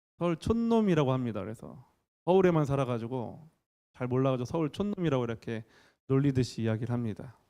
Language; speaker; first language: Korean; native; Korean